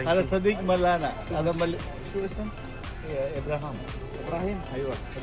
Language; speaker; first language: Arabic; non-native, learner; Malayalam